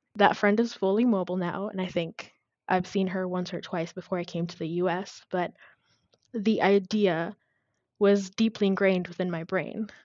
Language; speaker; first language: English; non-native, fluent; Amharic